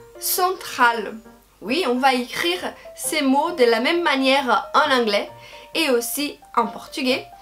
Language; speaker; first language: French; non-native, fluent; Portuguese